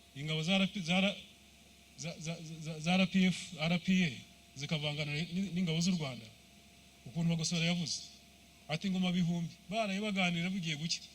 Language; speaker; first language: Kinyarwanda; early bilingual, heritage; Kinyarwanda